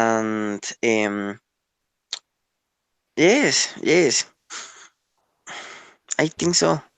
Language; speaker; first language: English; non-native, learner; Spanish